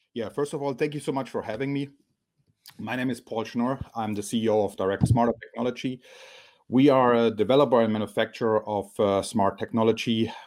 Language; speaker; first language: English; non-native, fluent; German